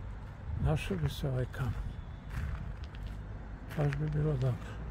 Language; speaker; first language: Croatian; native; Croatian